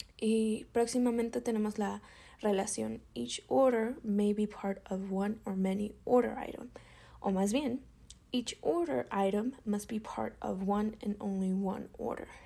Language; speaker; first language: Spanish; native; Spanish